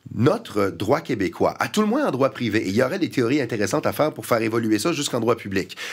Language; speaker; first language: French; native; French